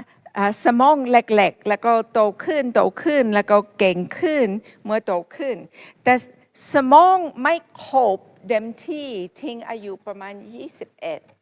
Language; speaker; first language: Thai; non-native, fluent; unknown